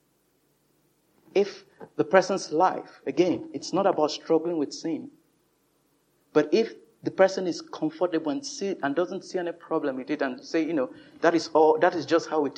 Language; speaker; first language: English; non-native, local second language; Yoruba